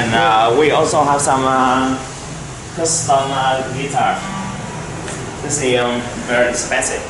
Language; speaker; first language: English; non-native, learner; Vietnamese